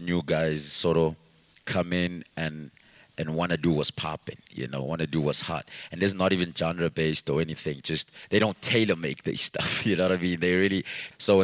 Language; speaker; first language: English; non-native, local second language; Zulu